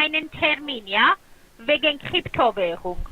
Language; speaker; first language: German; non-native, fluent; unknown